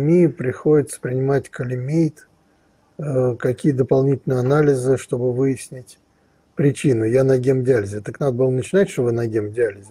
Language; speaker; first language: Russian; native; Russian